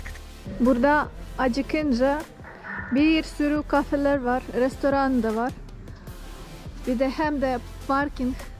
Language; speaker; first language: Turkish; non-native, learner; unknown